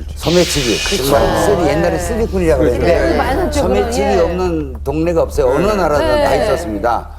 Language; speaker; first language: Korean; native; Korean